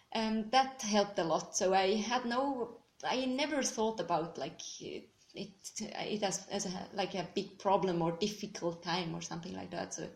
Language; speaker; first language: English; non-native, fluent; Swiss German